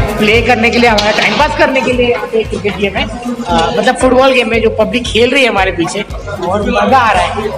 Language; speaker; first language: Hindi; native; Hindi